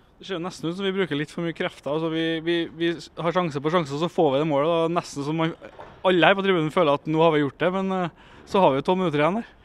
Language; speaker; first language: Norwegian; native; Norwegian